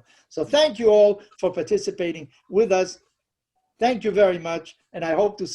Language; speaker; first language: English; non-native, fluent; Spanish